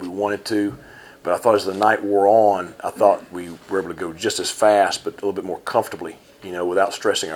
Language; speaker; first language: English; native; English